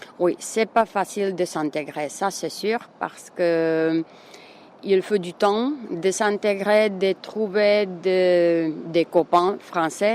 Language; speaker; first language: French; non-native, fluent; Czech